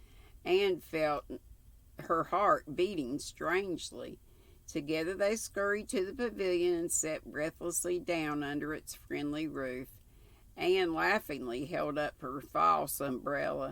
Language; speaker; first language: English; native; English